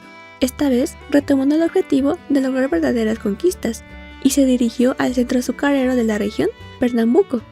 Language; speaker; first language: Spanish; native; Spanish